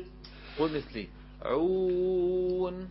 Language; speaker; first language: Arabic; native; Arabic